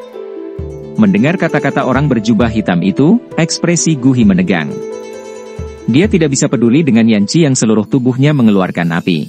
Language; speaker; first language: Indonesian; native; Indonesian